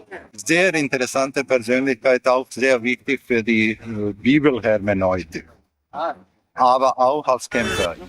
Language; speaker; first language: German; non-native, fluent; Croatian